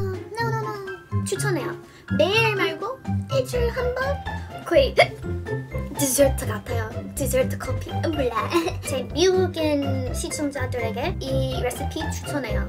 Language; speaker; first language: Korean; non-native, learner; English